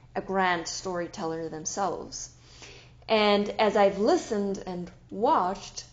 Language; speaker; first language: English; non-native, fluent; German